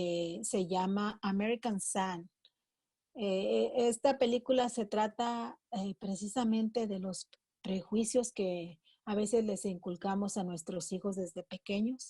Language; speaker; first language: Spanish; native; Spanish